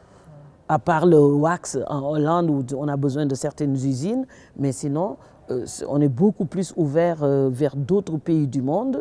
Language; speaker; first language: French; non-native, local second language; Wolof